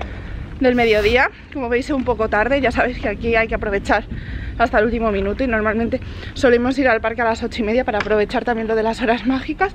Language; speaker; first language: Spanish; native; Spanish